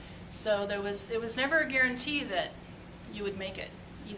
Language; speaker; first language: English; native; English